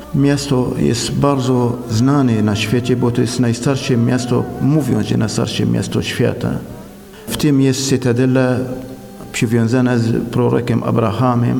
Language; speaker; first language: Polish; non-native, fluent; Arabic